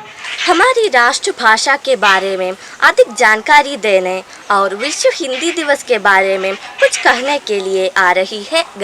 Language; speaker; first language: Hindi; non-native, local second language; Malayalam